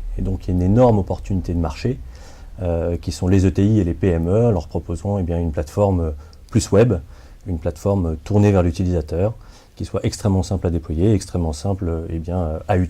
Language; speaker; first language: French; native; French